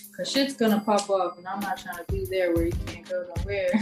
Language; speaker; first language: English; native; English